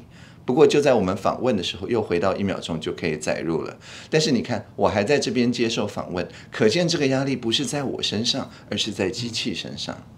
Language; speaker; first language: Chinese; native; Chinese